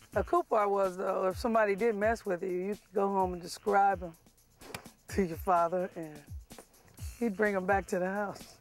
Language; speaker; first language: English; native; English